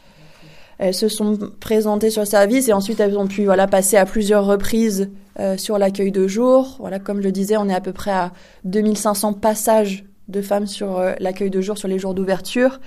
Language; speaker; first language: French; native; French